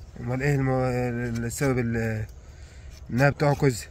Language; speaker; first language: Arabic; native; Arabic